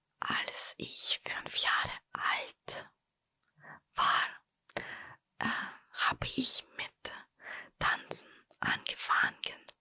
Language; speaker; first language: German; non-native, fluent; Russian